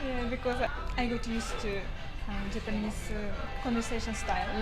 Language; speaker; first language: English; non-native, learner; Russian